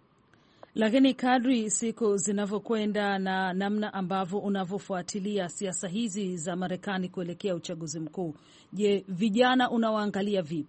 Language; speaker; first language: Swahili; native; Swahili